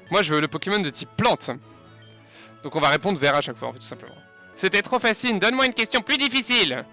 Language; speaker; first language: French; native; French